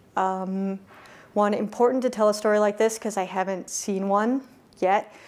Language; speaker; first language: English; native; English